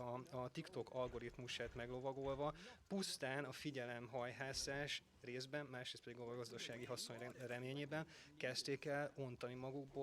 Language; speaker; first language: Hungarian; native; Hungarian